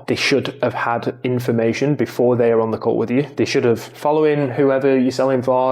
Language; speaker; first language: English; native; English